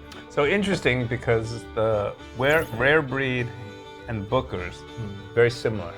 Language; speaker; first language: English; early bilingual, other home language; Korean